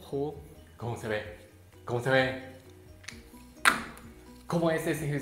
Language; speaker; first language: Spanish; non-native, learner; Japanese